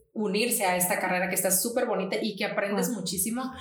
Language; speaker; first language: Spanish; native; Spanish